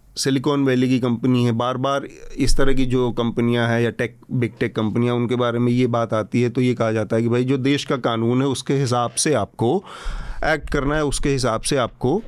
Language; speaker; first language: Hindi; native; Hindi